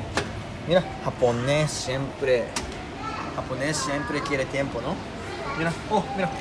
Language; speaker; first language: Spanish; non-native, learner; Japanese